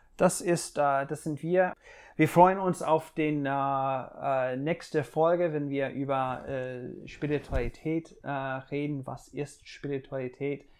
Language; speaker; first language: German; non-native, fluent; English